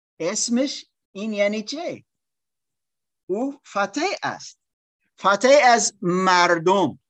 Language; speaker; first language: Persian; non-native, learner; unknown